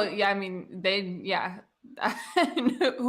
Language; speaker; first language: English; native; English